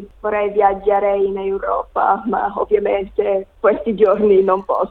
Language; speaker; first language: Italian; non-native, learner; English